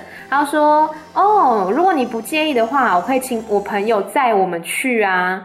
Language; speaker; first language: Chinese; native; Chinese